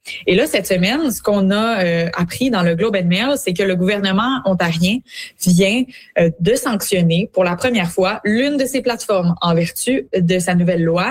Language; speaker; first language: French; native; French